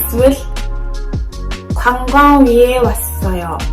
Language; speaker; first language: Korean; non-native, learner; Mongolian